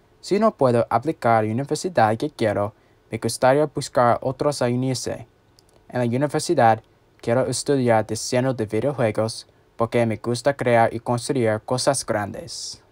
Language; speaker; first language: Spanish; non-native, learner; English